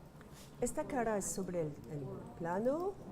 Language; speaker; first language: Spanish; non-native, fluent; French